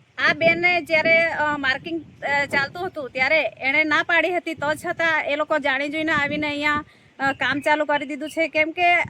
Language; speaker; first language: Gujarati; non-native, local second language; Gamit